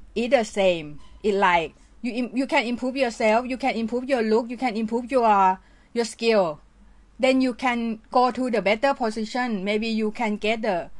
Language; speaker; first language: English; non-native, learner; Thai